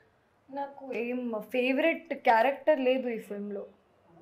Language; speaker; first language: Telugu; non-native, learner; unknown